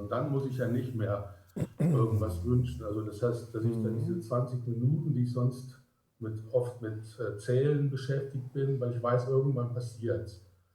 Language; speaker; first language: German; native; German